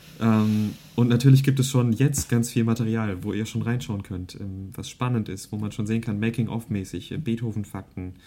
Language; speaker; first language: German; early bilingual, other home language; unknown